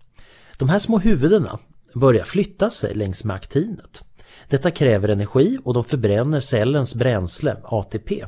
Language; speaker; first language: Swedish; native; Swedish